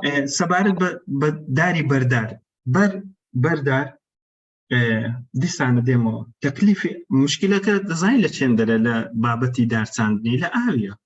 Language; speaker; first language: Central Kurdish; non-native, local second language; Kurdish